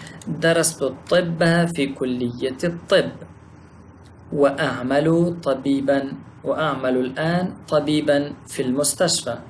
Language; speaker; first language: Arabic; non-native, fluent; Pashto